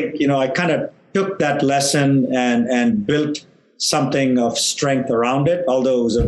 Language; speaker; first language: English; non-native, local second language; Tamil